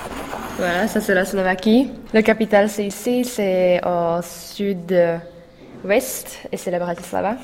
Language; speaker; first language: French; non-native, fluent; Slovak